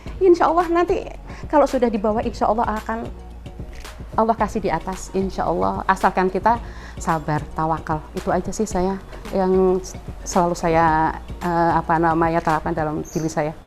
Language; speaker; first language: Indonesian; native; Indonesian